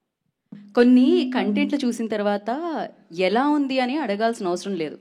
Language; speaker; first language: Telugu; native; Telugu